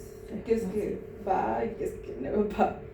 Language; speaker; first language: French; non-native, learner; Spanish